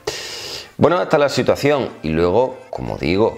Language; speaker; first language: Spanish; native; Spanish